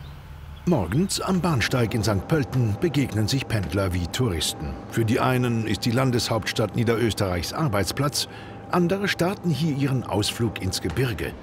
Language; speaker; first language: German; native; German